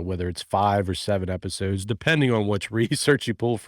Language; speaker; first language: English; native; English